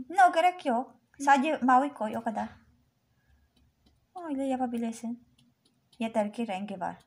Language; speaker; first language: Turkish; non-native, learner; Filipino